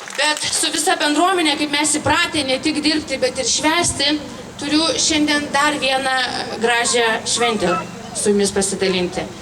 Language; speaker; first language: Lithuanian; native; Lithuanian